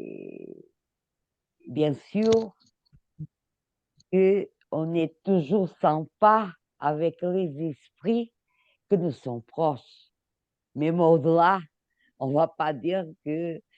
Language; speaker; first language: French; non-native, fluent; Portuguese